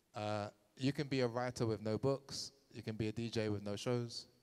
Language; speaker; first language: English; native; English